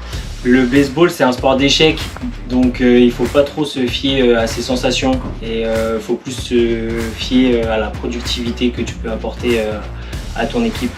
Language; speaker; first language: French; native; French